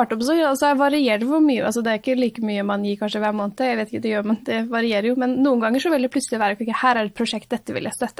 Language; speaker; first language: Norwegian; native; Norwegian